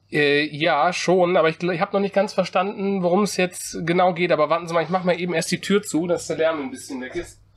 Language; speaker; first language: German; native; German